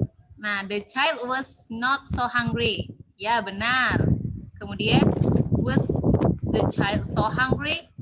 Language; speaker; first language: English; non-native, learner; Indonesian